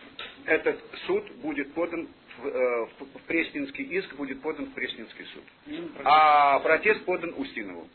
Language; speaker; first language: Russian; native; Russian